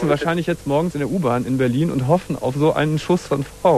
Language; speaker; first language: German; native; German